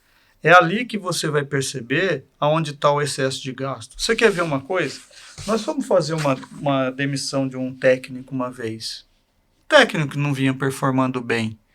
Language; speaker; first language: Portuguese; native; Portuguese